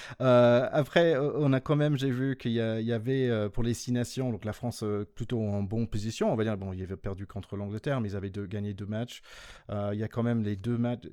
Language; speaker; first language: French; non-native, fluent; English